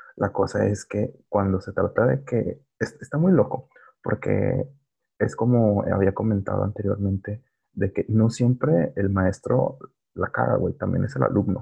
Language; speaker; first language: Spanish; native; Spanish